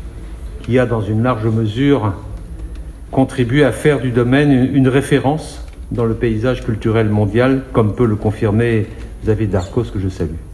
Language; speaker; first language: French; native; French